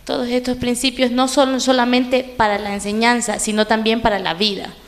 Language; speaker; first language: Spanish; native; Spanish